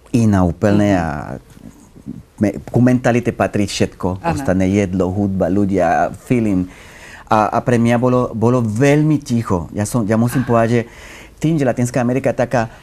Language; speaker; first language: Slovak; non-native, fluent; Spanish